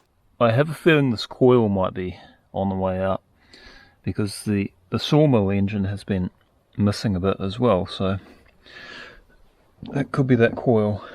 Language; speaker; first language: English; native; English